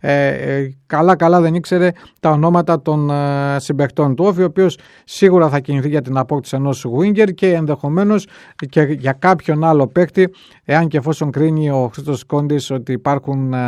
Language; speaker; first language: Greek; native; Greek